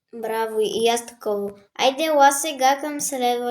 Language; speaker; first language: Bulgarian; native; Bulgarian